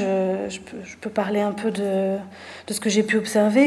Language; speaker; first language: French; native; French